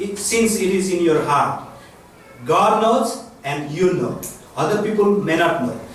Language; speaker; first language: English; non-native, local second language; Nepali